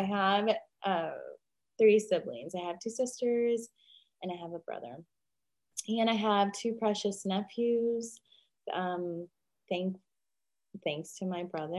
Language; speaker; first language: English; native; English